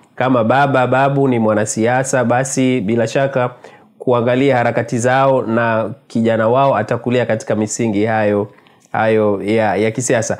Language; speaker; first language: Swahili; native; Swahili